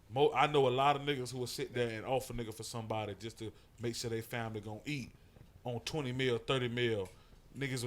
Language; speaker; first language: English; native; English